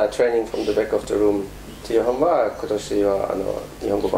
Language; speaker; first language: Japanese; non-native, fluent; German